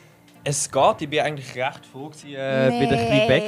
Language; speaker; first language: German; native; German